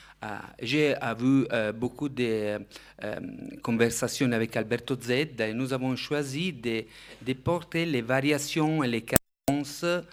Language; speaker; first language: French; non-native, fluent; Italian